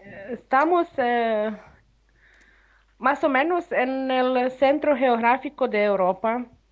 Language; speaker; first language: Spanish; non-native, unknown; Ukrainian